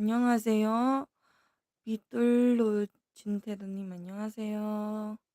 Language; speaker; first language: Korean; non-native, fluent; Filipino